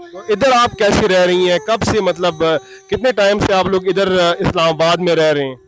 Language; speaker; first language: Urdu; native; Urdu